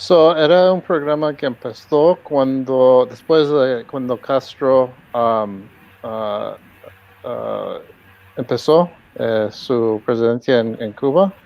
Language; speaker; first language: Spanish; early bilingual, heritage; Spanish